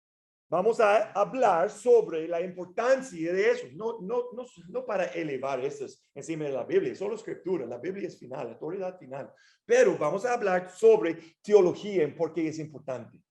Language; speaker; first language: Spanish; non-native, fluent; English